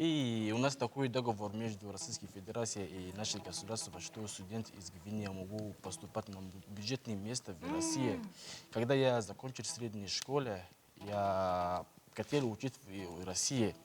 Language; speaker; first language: Russian; non-native, learner; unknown